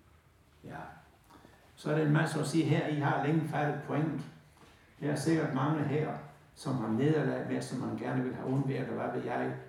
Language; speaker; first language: Danish; native; Danish